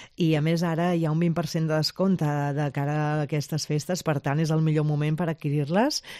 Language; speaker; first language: Catalan; native; Catalan